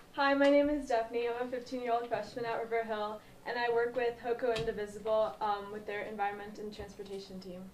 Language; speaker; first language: English; native; English